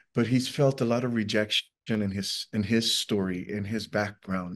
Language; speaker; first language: English; non-native, fluent; Spanish